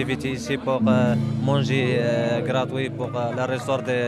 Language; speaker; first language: French; non-native, learner; Arabic